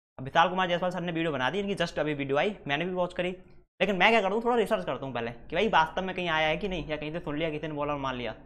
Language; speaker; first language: Hindi; native; Hindi